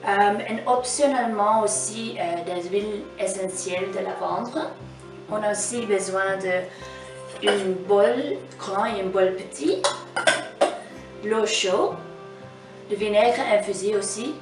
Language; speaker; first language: French; non-native, fluent; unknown